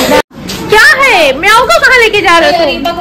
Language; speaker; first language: Hindi; native; Hindi